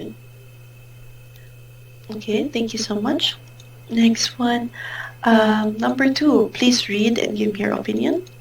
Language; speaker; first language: English; non-native, fluent; Filipino